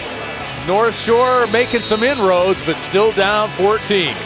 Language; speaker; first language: English; native; English